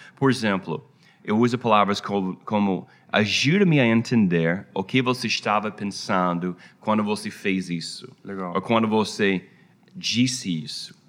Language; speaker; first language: Portuguese; non-native, fluent; English